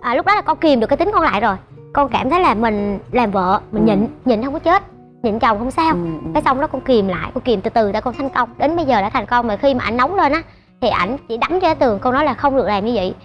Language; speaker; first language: Vietnamese; native; Vietnamese